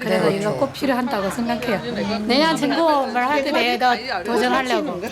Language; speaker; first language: Korean; non-native, learner; Chinese